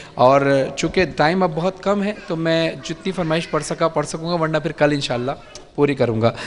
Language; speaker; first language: Urdu; native; Urdu